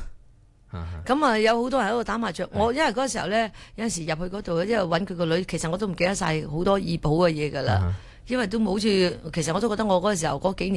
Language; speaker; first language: Cantonese; early bilingual, heritage; Cantonese